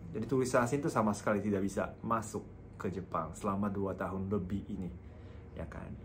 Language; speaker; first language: Indonesian; non-native, fluent; Japanese